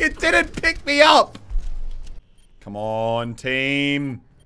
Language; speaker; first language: English; native; English